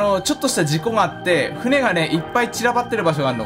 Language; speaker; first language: Japanese; native; Japanese